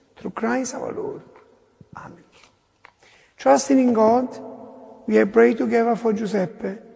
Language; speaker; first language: English; non-native, fluent; Italian